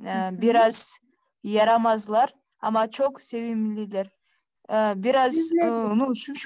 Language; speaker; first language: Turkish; non-native, learner; Kyrgyz